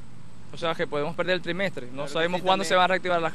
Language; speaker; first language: Spanish; native; Spanish